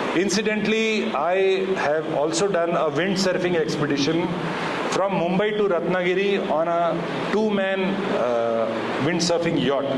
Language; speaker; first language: English; non-native, local second language; Hindi